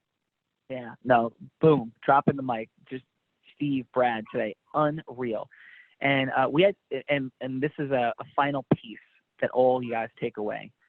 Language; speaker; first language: English; native; English